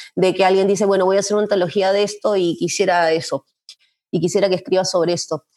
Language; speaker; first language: Spanish; native; Spanish